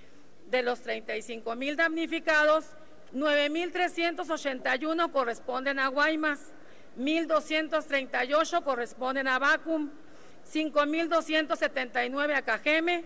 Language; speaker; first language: Spanish; native; Spanish